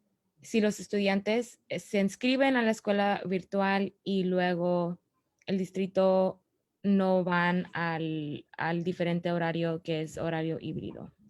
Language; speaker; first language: Spanish; early bilingual, other home language; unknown